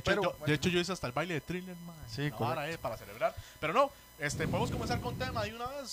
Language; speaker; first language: Spanish; native; Spanish